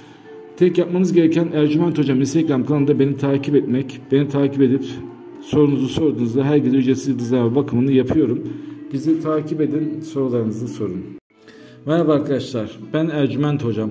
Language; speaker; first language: Turkish; native; Turkish